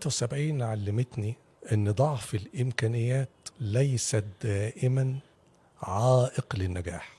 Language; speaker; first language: Arabic; native; Arabic